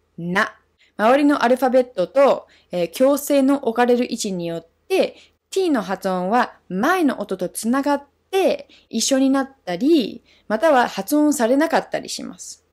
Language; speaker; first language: Japanese; non-native, fluent; English